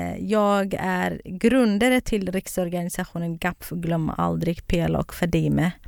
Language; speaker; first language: Swedish; non-native, fluent; Kurdish